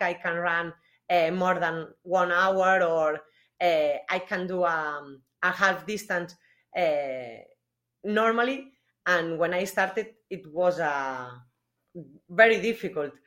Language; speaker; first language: English; non-native, learner; Spanish